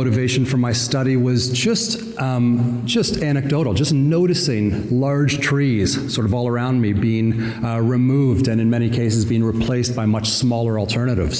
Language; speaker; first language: English; native; English